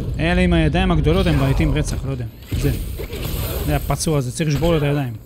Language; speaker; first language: Hebrew; native; Hebrew